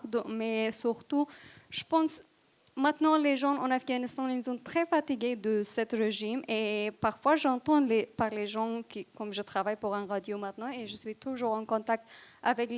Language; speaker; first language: French; non-native, fluent; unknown